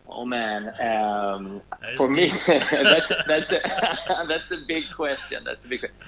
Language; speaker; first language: English; non-native, fluent; Swedish